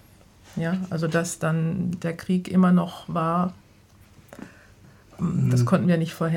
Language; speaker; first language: German; native; German